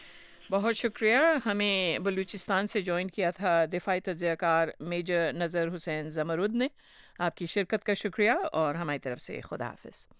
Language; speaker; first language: Urdu; native; Urdu